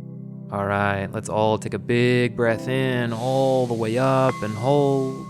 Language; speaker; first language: English; native; English